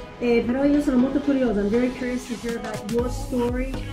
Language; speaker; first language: Italian; non-native, fluent; English